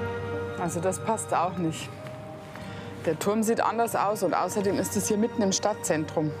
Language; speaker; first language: German; native; German